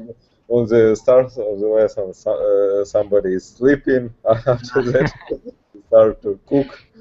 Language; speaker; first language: English; non-native, learner; Russian